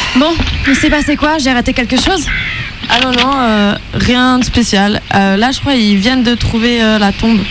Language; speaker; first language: French; native; French